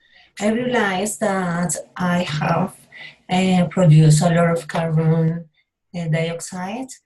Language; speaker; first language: English; non-native, learner; Spanish